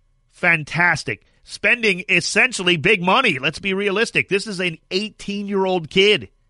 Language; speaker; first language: English; native; English